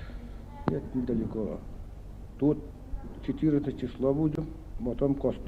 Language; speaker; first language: Russian; non-native, local second language; Yakut